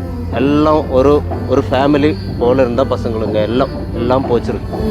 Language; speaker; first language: Tamil; non-native, local second language; Malayalam